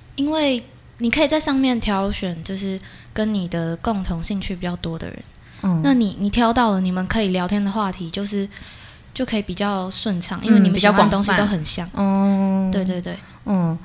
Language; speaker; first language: Chinese; native; Chinese